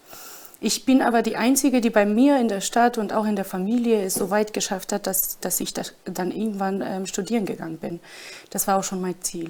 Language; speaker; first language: German; non-native, fluent; Romany